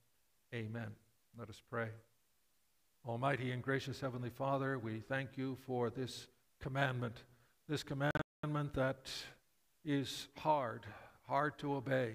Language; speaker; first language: English; native; English